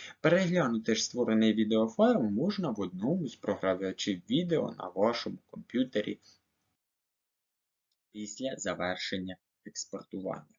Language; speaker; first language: Ukrainian; native; Ukrainian